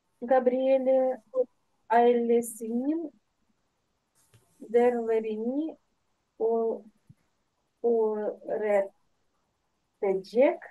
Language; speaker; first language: Turkish; non-native, learner; Ukrainian